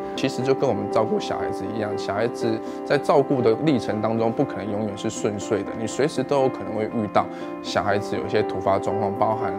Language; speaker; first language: Chinese; native; Chinese